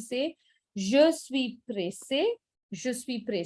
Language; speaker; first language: French; non-native, fluent; Hindi